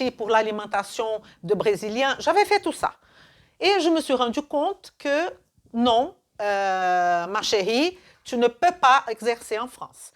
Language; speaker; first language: French; non-native, fluent; Portuguese